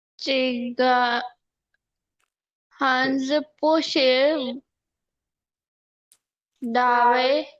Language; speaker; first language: Chinese; non-native, learner; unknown